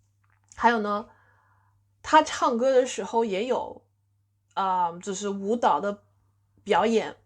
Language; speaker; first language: Chinese; non-native, fluent; English